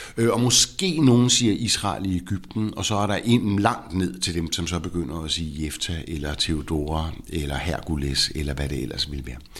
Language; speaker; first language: Danish; native; Danish